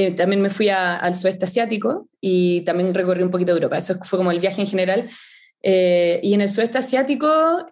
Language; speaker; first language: Spanish; native; Spanish